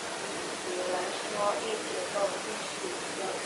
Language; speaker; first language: Chinese; non-native, learner; Indonesian